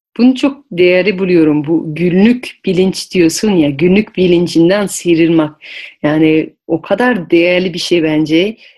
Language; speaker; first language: Turkish; non-native, fluent; French